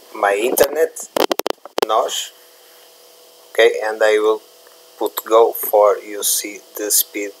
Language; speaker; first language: English; non-native, learner; Portuguese